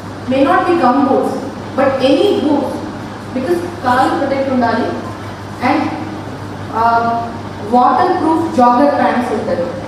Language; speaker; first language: English; non-native, local second language; Telugu